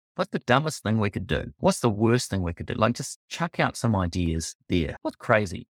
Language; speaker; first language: English; native; English